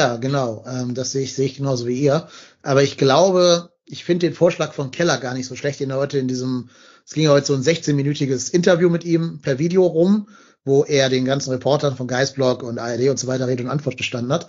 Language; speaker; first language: German; native; German